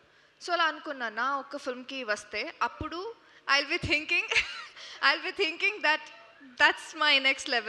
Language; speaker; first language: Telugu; non-native, local second language; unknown